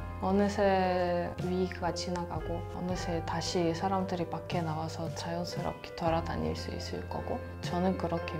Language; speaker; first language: Korean; non-native, fluent; Russian